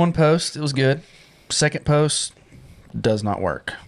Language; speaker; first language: English; native; English